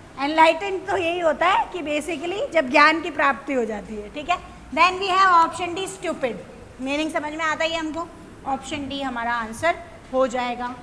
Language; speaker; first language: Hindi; native; Hindi